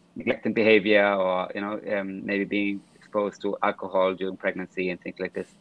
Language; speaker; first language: English; non-native, fluent; German